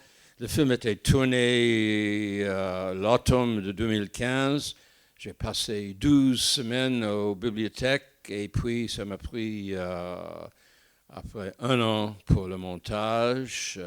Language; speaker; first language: French; non-native, fluent; English